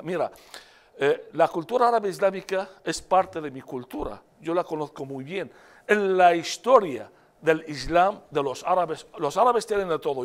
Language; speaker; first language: Spanish; non-native, fluent; Arabic